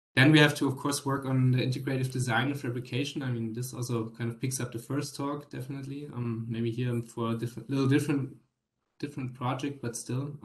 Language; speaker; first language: English; non-native, fluent; German